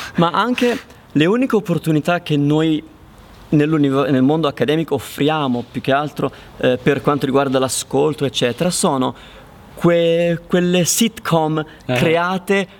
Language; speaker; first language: Italian; native; Italian